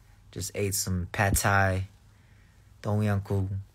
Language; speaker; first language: English; early bilingual, other home language; Korean